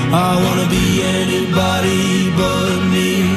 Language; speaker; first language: English; native; English